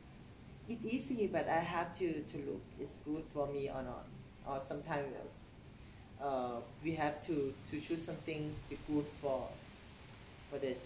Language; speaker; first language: English; non-native, learner; Thai